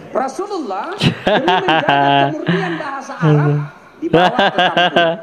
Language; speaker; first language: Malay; non-native, local second language; Buginese